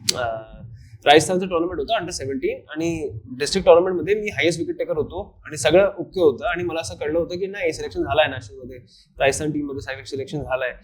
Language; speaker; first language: Marathi; non-native, fluent; Hindi